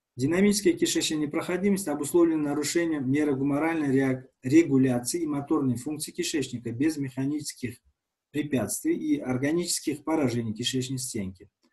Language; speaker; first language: Russian; non-native, local second language; Uzbek